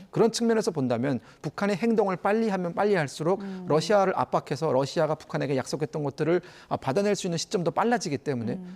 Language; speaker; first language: Korean; native; Korean